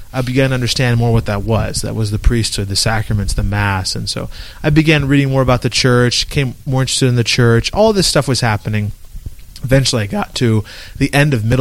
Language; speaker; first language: English; native; English